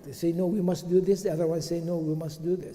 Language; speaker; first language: English; non-native, fluent; Arabic